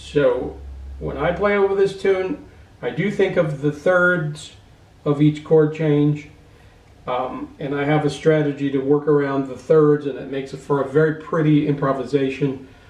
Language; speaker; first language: English; native; English